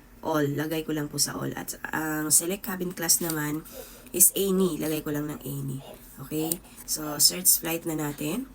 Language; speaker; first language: Filipino; non-native, local second language; Cebuano